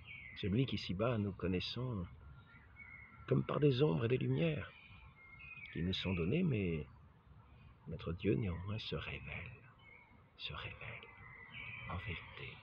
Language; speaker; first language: French; native; French